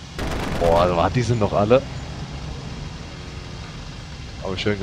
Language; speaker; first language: German; native; German